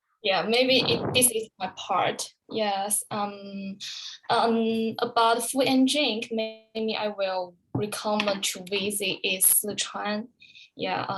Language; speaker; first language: English; non-native, learner; Chinese